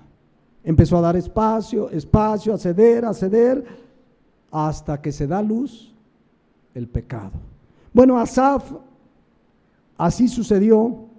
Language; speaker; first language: Spanish; native; Spanish